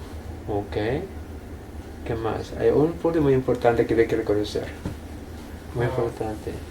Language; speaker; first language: Spanish; non-native, fluent; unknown